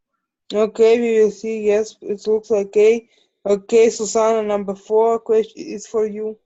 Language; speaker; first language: English; non-native, learner; Ukrainian